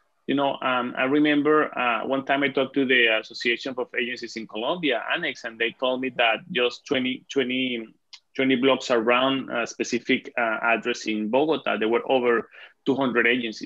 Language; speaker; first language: English; non-native, fluent; Spanish